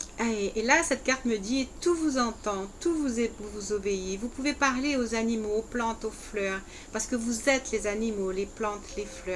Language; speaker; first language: French; native; French